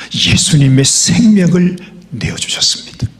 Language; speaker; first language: Korean; native; Korean